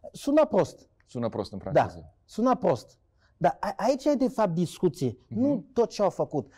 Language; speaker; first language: Romanian; non-native, fluent; French